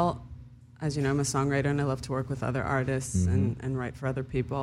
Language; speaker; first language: English; early bilingual, other home language; Hebrew